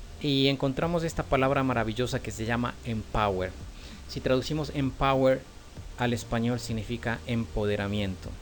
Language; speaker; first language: Spanish; native; Spanish